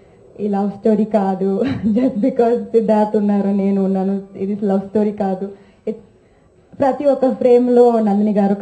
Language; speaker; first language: Telugu; non-native, fluent; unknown